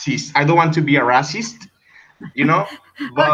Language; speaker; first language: English; non-native, learner; Spanish